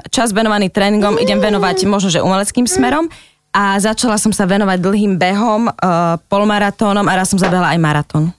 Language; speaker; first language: Slovak; native; Slovak